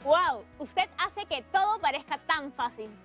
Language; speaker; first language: Spanish; native; Spanish